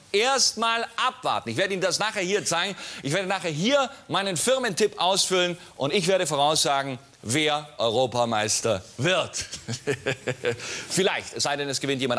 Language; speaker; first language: German; native; German